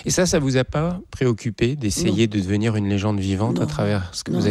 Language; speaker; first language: French; native; French